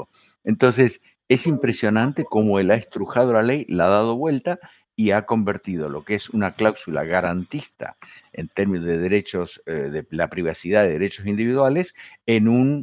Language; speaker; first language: Spanish; native; Spanish